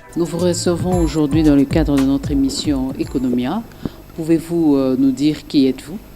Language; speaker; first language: French; non-native, local second language; Lingala